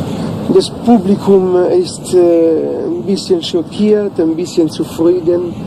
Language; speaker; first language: German; non-native, learner; Italian